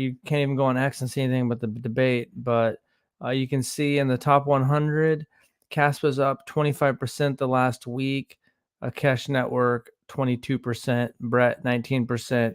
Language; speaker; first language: English; native; English